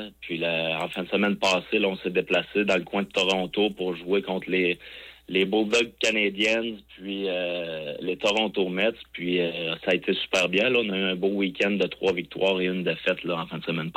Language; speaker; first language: French; native; French